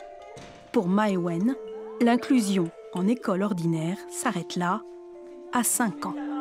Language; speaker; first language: French; native; French